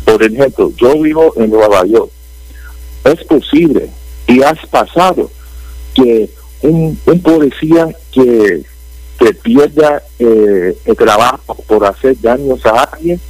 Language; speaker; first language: Spanish; early bilingual, heritage; Spanish